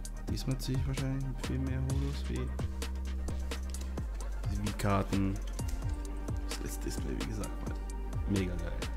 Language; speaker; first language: German; native; German